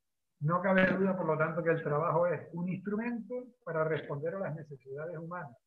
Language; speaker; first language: Spanish; native; Spanish